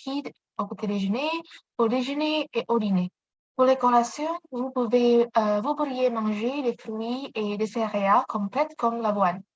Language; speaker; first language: French; non-native, learner; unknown